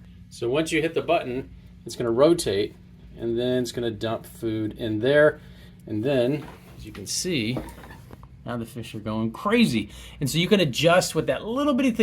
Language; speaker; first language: English; native; English